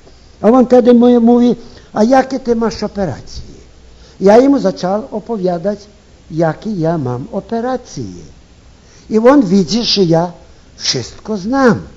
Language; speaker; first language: Polish; early bilingual, heritage; Ukrainian